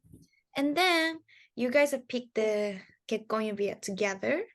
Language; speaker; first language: English; non-native, learner; Japanese